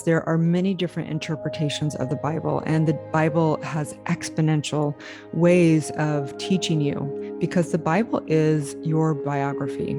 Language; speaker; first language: English; native; English